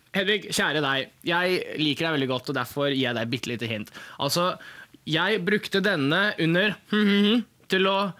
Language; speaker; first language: Norwegian; early bilingual, other home language; Russian